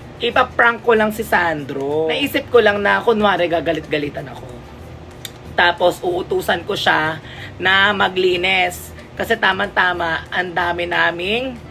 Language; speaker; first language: Filipino; native; Filipino